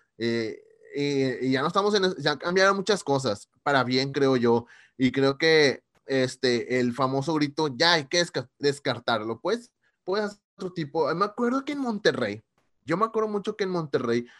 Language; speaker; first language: Spanish; native; Spanish